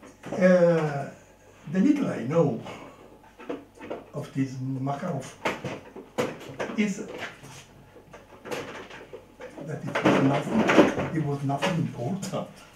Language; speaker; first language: English; non-native, fluent; Italian